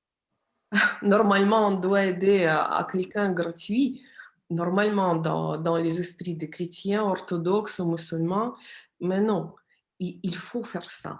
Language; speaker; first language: French; non-native, fluent; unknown